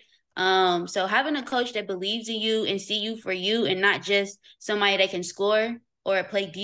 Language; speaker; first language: English; native; English